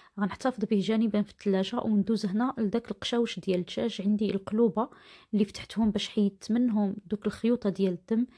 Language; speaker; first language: Arabic; native; Arabic